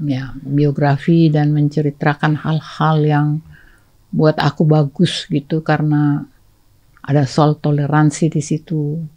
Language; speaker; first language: Indonesian; native; Indonesian